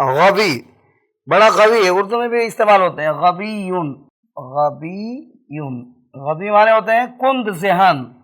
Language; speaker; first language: Urdu; native; Urdu